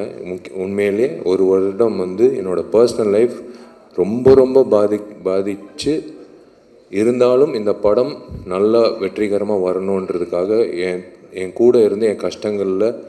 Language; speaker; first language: Tamil; native; Tamil